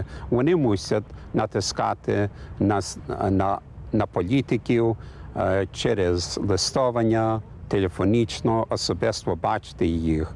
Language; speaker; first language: Ukrainian; early bilingual, heritage; English